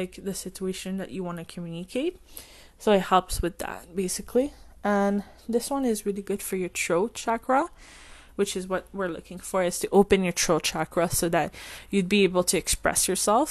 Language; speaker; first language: English; non-native, fluent; French